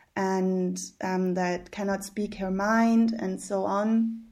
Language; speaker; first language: English; early bilingual, heritage; German